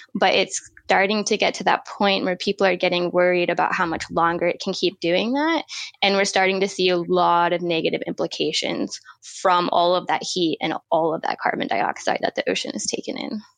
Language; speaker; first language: English; native; English